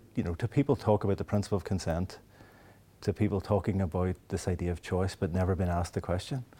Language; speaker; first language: English; native; English